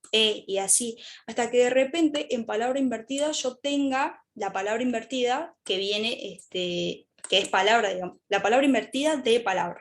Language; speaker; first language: Spanish; native; Spanish